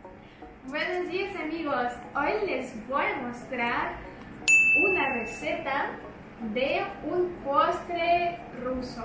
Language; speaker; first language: Spanish; non-native, fluent; Russian